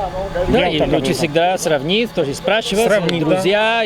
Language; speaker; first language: Russian; non-native, fluent; Spanish